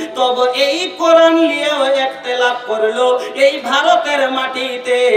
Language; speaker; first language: Bangla; non-native, local second language; Bhojpuri